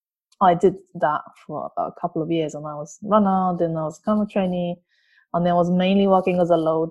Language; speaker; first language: English; non-native, fluent; Japanese